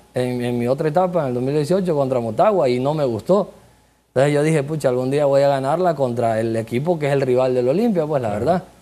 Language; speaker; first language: Spanish; native; Spanish